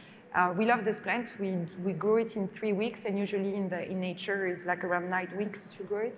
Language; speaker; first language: English; non-native, fluent; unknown